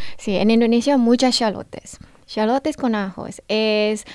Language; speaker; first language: Spanish; non-native, learner; Indonesian